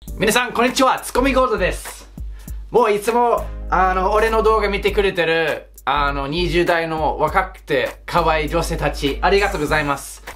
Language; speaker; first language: Japanese; non-native, fluent; English